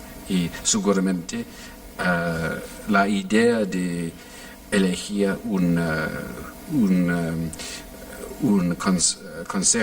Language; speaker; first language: Spanish; non-native, fluent; English